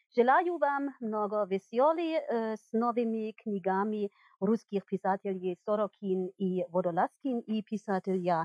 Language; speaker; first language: Russian; non-native, learner; German